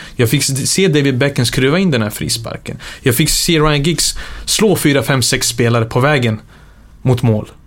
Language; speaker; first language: Swedish; early bilingual, other home language; Serbian